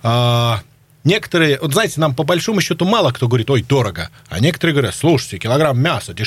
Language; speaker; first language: Russian; native; Russian